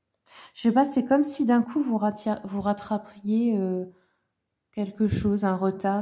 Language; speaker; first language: French; native; French